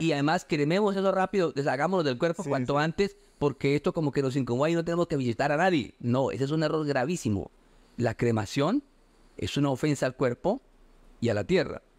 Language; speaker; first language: Spanish; native; Spanish